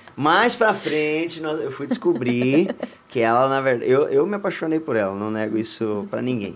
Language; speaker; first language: Portuguese; native; Portuguese